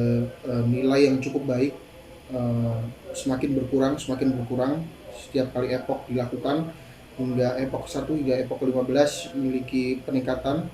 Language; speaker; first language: Indonesian; native; Indonesian